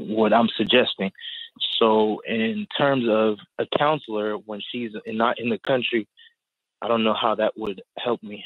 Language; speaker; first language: English; native; English